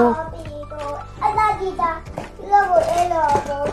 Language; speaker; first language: Italian; non-native, learner; Bangla